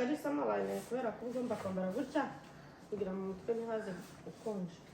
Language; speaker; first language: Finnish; non-native, learner; Kinyarwanda